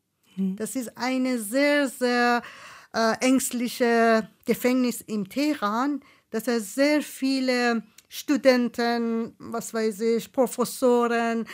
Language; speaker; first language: German; non-native, fluent; Persian